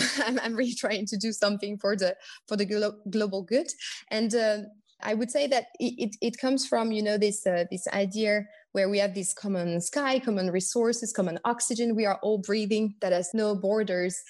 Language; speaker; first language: English; non-native, fluent; French